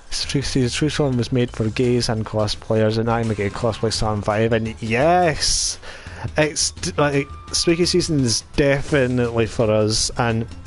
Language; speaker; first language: English; native; English